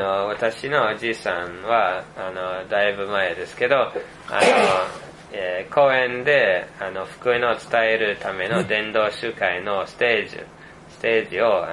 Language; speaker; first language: Japanese; non-native, fluent; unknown